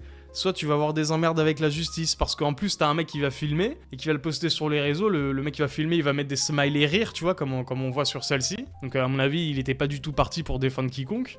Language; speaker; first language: French; native; French